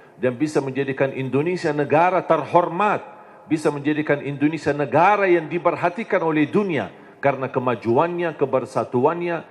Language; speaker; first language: Indonesian; non-native, fluent; Arabic